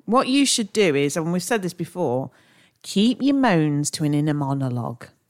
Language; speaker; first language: English; native; English